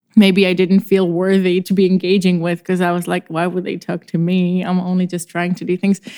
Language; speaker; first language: English; non-native, fluent; Czech